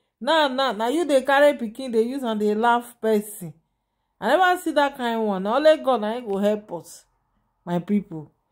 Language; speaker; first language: Nigerian Pidgin; non-native, local second language; Yoruba